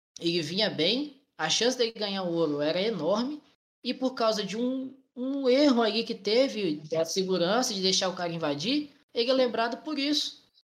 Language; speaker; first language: Portuguese; native; Portuguese